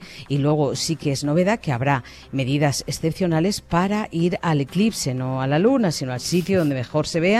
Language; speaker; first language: Spanish; native; Spanish